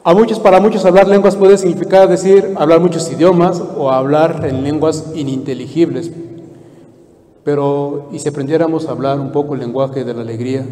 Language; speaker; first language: Spanish; native; Spanish